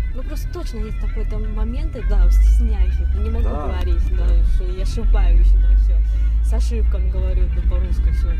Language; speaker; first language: Russian; non-native, learner; Chinese